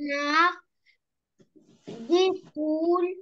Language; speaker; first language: French; non-native, learner; Arabic